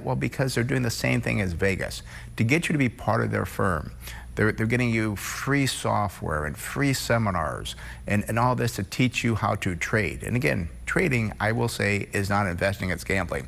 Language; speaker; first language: English; native; English